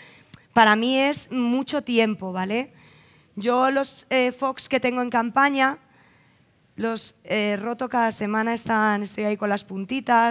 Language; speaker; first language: Spanish; native; Spanish